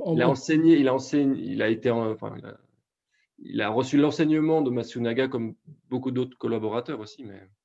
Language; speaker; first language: French; native; French